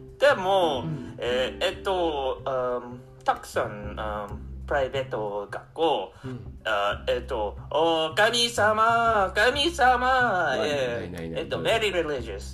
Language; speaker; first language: Japanese; non-native, learner; English